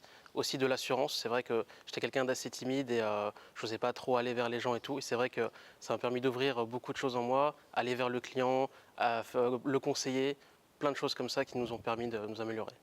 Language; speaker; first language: French; native; French